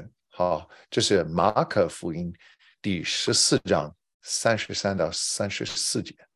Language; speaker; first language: Chinese; non-native, fluent; English